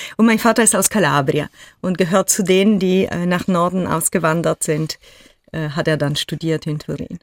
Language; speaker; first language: German; non-native, fluent; Italian